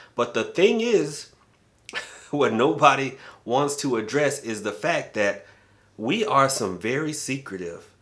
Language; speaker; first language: English; native; English